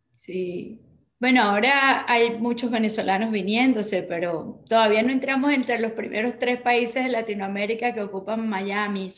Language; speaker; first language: Spanish; native; Spanish